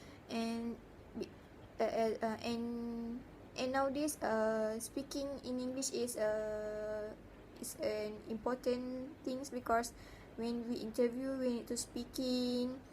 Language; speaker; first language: English; non-native, learner; Malay